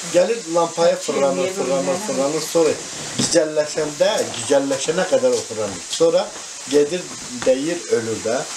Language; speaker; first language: Azerbaijani; non-native, local second language; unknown